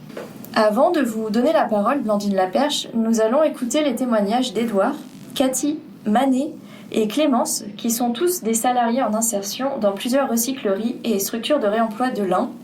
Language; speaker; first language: French; native; French